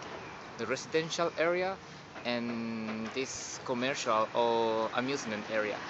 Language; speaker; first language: English; non-native, learner; Spanish